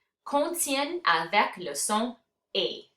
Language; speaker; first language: French; non-native, fluent; English